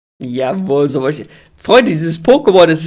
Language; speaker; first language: German; native; German